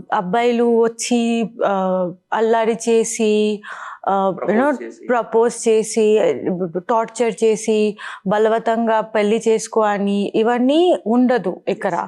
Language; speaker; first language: Telugu; non-native, learner; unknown